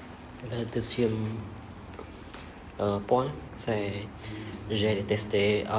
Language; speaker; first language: French; non-native, learner; Vietnamese